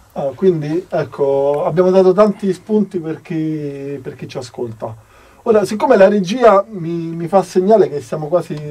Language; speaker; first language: Italian; native; Italian